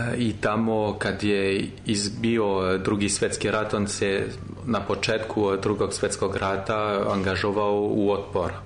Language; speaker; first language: Serbian; non-native, fluent; French